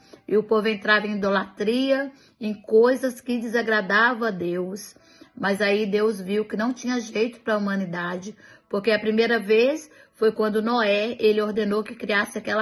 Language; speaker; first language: Portuguese; native; Portuguese